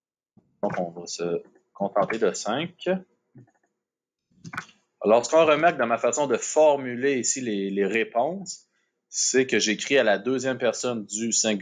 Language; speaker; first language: French; native; French